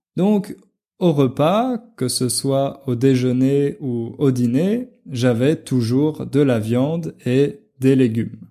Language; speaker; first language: French; native; French